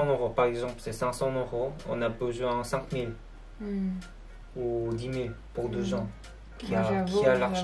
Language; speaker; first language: French; non-native, learner; Korean